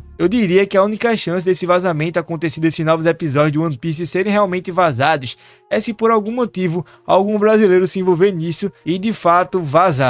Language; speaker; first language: Portuguese; native; Portuguese